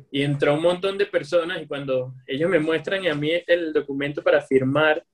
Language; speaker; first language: Spanish; native; Spanish